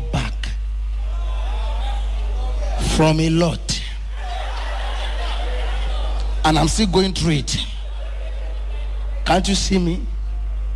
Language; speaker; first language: English; non-native, local second language; Yoruba